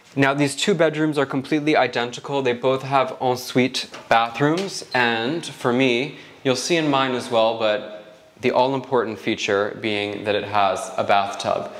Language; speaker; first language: English; native; English